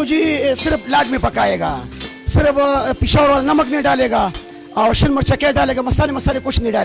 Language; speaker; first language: Hindi; non-native, local second language; Pashto